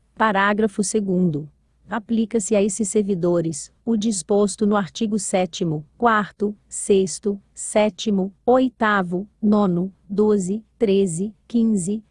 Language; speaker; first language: Portuguese; native; Portuguese